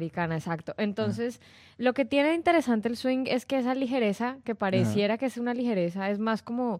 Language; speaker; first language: Spanish; native; Spanish